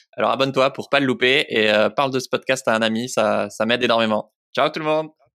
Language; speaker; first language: French; native; French